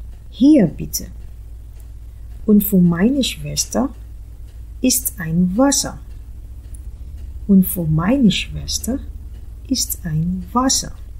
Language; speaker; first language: German; non-native, fluent; Filipino